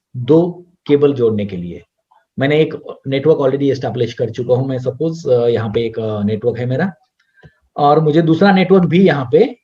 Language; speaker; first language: Hindi; non-native, local second language; Marathi